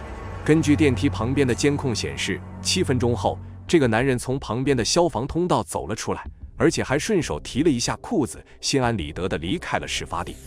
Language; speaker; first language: Chinese; native; Chinese